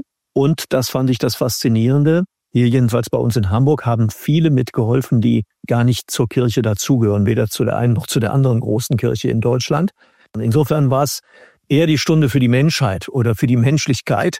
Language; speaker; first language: German; native; German